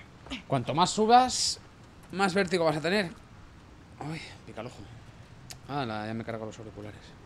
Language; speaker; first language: Spanish; native; Spanish